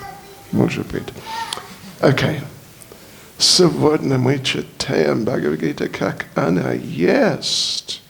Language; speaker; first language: Russian; non-native, learner; English